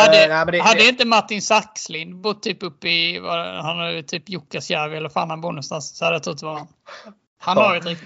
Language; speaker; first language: Swedish; native; Swedish